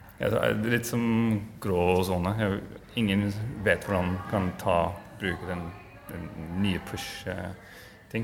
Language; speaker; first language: Norwegian; non-native, fluent; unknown